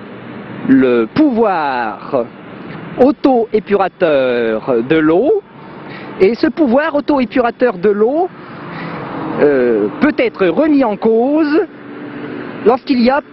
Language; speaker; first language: French; native; French